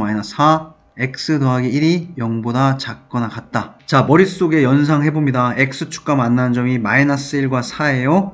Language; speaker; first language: Korean; native; Korean